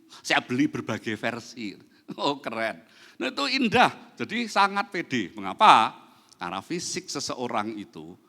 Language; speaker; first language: Indonesian; non-native, local second language; Javanese